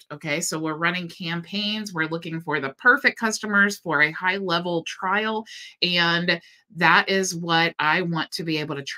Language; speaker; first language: English; native; English